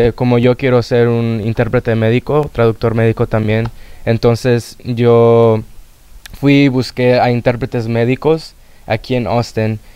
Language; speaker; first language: Spanish; early bilingual, heritage; Spanish